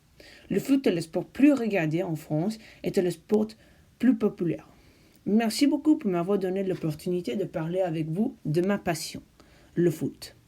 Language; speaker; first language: French; non-native, learner; English